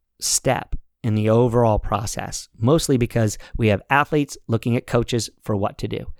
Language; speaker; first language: English; native; English